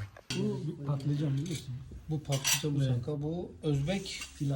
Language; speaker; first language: Turkish; non-native, learner; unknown